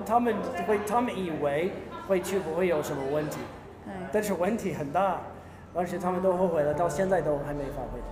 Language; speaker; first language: Chinese; non-native, fluent; English